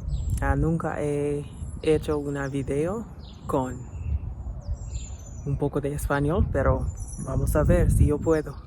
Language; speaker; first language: Spanish; non-native, learner; English